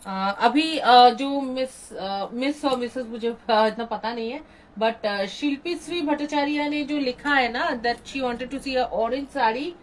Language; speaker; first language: Hindi; non-native, local second language; Bangla